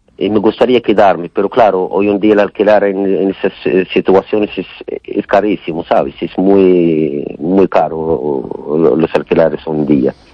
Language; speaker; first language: Spanish; non-native, fluent; Arabic